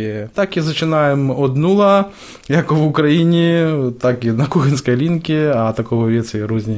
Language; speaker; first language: Czech; non-native, learner; Ukrainian